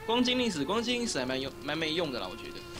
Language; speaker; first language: Chinese; native; Chinese